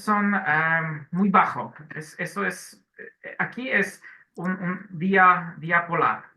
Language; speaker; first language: Spanish; non-native, learner; Polish